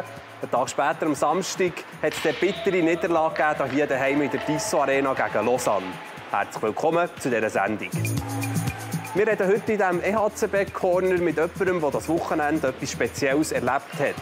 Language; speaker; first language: German; native; German